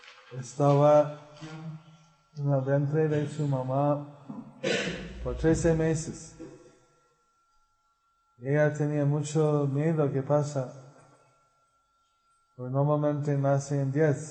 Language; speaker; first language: Spanish; non-native, fluent; English